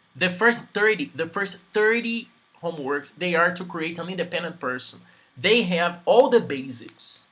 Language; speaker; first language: English; non-native, fluent; Portuguese